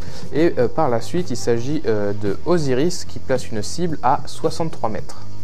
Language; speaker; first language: French; native; French